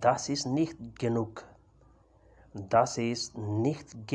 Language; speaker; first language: German; non-native, learner; Urdu